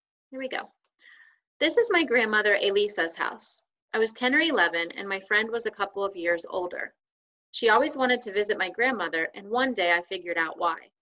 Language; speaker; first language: English; native; English